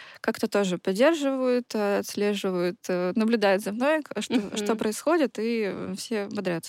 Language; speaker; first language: Russian; native; Russian